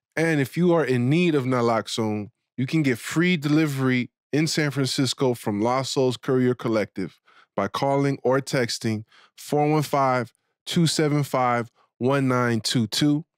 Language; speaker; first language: English; native; English